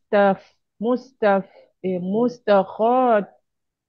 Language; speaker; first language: Arabic; non-native, learner; Malay